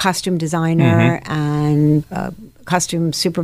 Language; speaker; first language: English; native; English